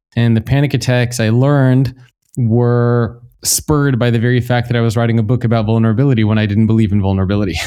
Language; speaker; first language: English; native; English